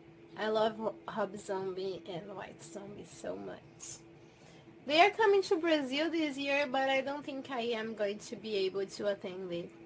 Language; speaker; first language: English; non-native, fluent; Portuguese